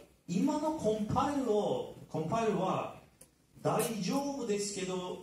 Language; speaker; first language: Japanese; non-native, learner; Turkish